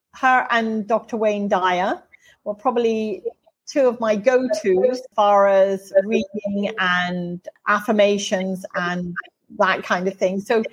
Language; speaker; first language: English; native; English